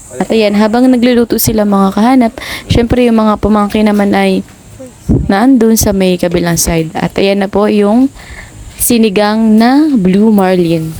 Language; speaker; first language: Filipino; non-native, local second language; Bikol